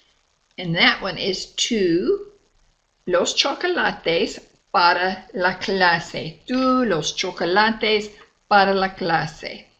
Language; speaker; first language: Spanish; non-native, fluent; English